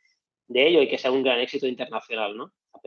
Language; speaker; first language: Spanish; native; Spanish